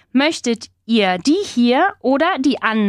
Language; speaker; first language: German; non-native, fluent; Spanish